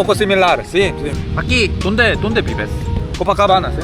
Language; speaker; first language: Portuguese; non-native, learner; Korean